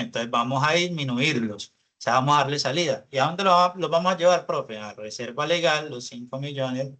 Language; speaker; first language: Spanish; native; Spanish